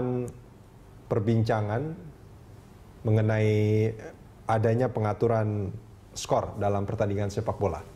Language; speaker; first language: Indonesian; native; Indonesian